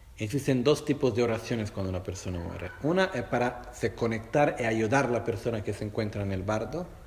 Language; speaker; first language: Spanish; non-native, fluent; Portuguese